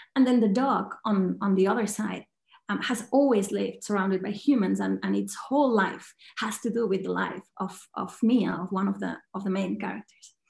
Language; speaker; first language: English; non-native, fluent; Catalan